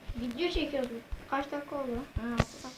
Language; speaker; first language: Turkish; native; Turkish